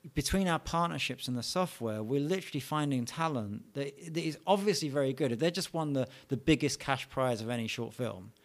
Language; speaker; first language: English; native; English